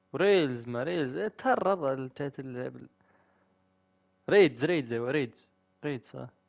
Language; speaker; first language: Arabic; native; Arabic